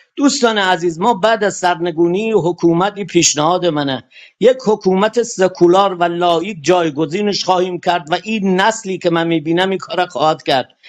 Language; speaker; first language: Persian; non-native, local second language; Kurdish